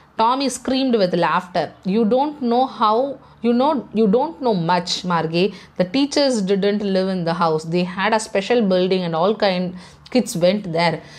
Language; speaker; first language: English; non-native, local second language; Tamil